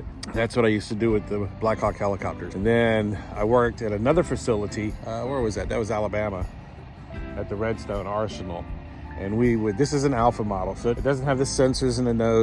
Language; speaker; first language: English; native; English